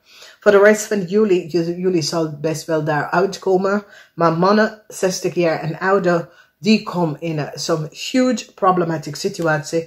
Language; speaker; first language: Dutch; non-native, fluent; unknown